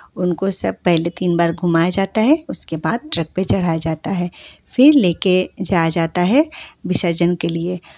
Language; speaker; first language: Hindi; non-native, local second language; Bangla